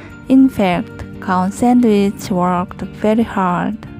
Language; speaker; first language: English; non-native, learner; Korean